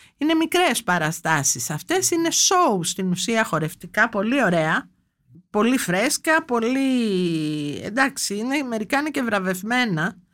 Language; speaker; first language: Greek; native; Greek